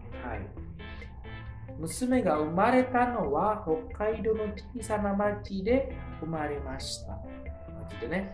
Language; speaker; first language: Japanese; non-native, fluent; Indonesian